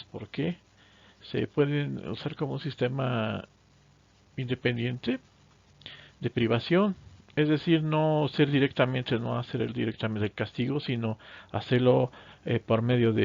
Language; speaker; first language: Spanish; native; Spanish